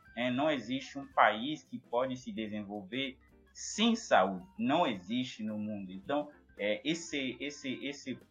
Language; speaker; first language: Portuguese; non-native, fluent; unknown